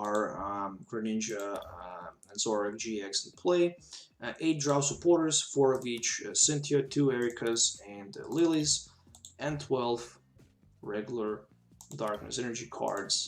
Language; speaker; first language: English; non-native, fluent; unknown